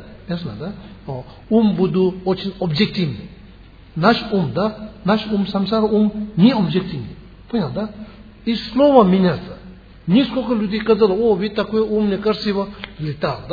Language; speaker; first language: Russian; non-native, learner; Tibetan